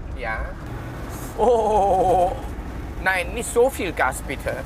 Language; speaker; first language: German; non-native, fluent; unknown